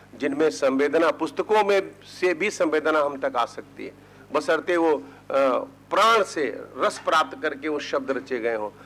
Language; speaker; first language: Hindi; native; Hindi